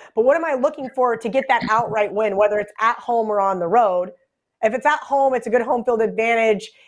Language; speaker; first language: English; native; English